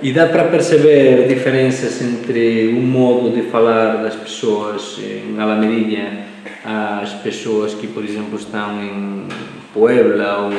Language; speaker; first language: Portuguese; non-native, fluent; Spanish